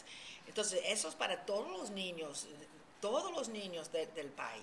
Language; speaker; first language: Spanish; early bilingual, heritage; Spanish